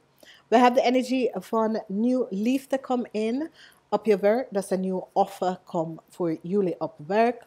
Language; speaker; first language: Dutch; non-native, learner; English